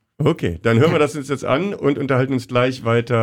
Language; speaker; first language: German; native; German